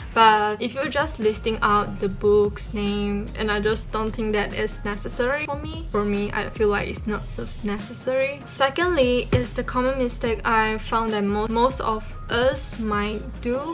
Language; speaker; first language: English; non-native, local second language; Chinese